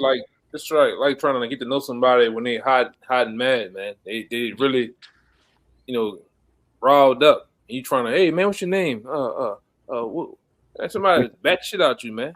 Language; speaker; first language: English; native; English